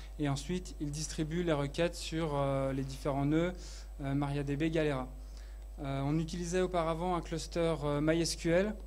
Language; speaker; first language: French; native; French